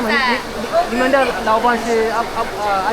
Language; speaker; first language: Chinese; non-native, learner; Amharic